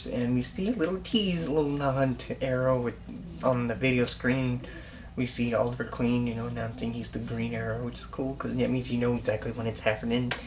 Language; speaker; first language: English; native; English